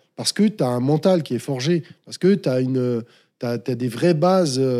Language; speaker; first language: French; native; French